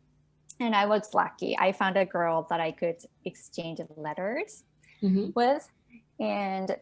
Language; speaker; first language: English; non-native, fluent; Japanese